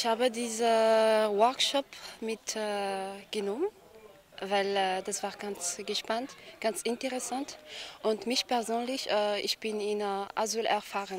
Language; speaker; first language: German; non-native, learner; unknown